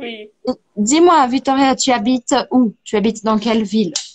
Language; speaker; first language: French; non-native, fluent; Portuguese